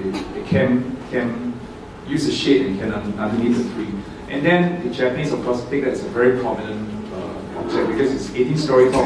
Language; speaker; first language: English; non-native, local second language; Chinese